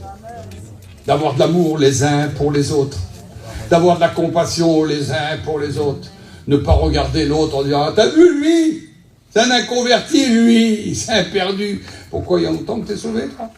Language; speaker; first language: French; native; French